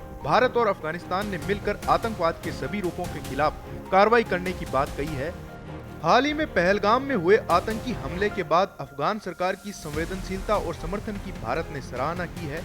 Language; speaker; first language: Hindi; native; Hindi